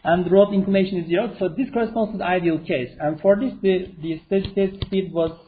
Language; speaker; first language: English; non-native, fluent; Turkish